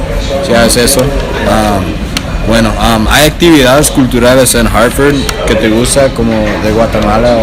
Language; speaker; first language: Spanish; non-native, learner; English